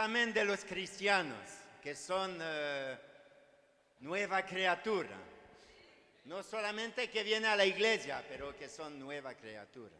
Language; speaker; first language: Spanish; non-native, learner; French